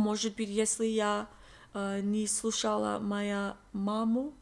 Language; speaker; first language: Russian; non-native, learner; English